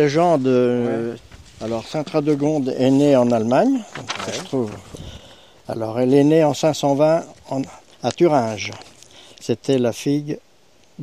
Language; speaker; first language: French; native; French